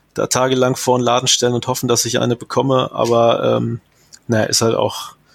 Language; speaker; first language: German; native; German